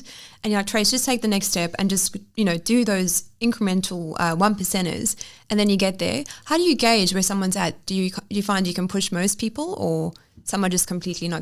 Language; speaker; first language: English; native; English